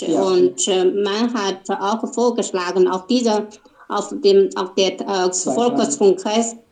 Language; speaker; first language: German; non-native, learner; Chinese